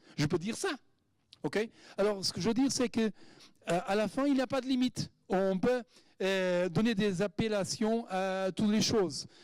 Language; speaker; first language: French; non-native, fluent; Portuguese